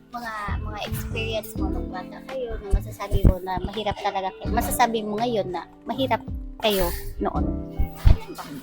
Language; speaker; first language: Filipino; non-native, local second language; Cebuano